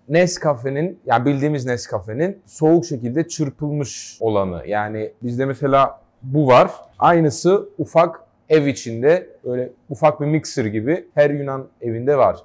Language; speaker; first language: Turkish; early bilingual, heritage; Turkish